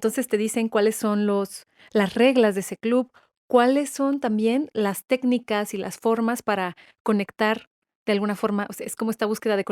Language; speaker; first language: Spanish; native; Spanish